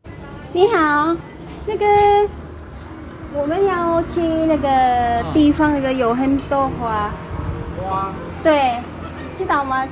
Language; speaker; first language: Chinese; non-native, learner; Filipino